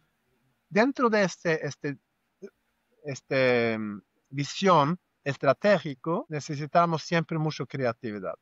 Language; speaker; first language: Spanish; non-native, fluent; Norwegian